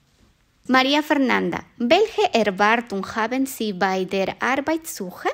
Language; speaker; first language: German; non-native, fluent; Spanish